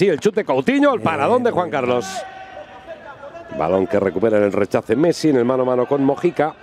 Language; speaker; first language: Spanish; native; Spanish